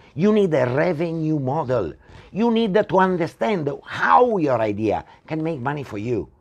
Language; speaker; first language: English; non-native, fluent; Italian